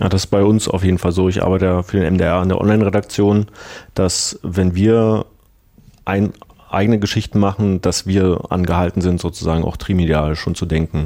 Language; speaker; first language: German; native; German